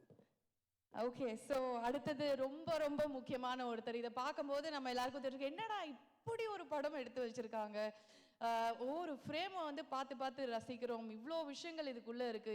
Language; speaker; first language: Tamil; native; Tamil